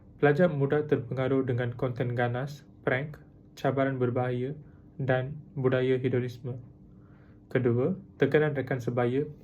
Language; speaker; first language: Malay; non-native, local second language; Tamil